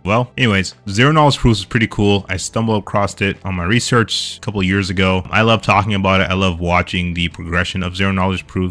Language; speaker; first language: English; native; English